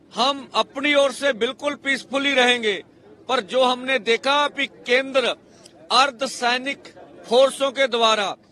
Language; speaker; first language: Hindi; non-native, local second language; Punjabi